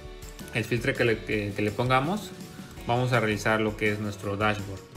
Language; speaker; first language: Spanish; native; Spanish